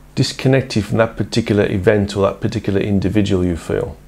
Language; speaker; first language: English; native; English